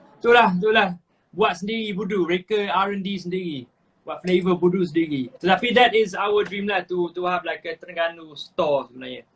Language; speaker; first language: Malay; non-native, fluent; English